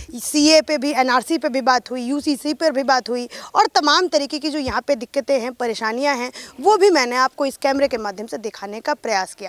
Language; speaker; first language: Hindi; native; Hindi